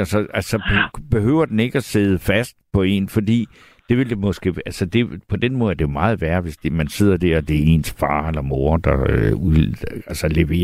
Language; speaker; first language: Danish; native; Danish